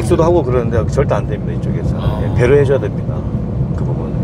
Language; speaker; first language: Korean; native; Korean